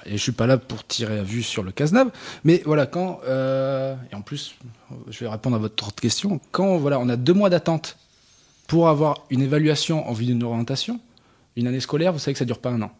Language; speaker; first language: French; native; French